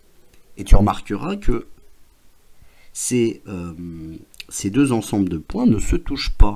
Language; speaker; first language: French; native; French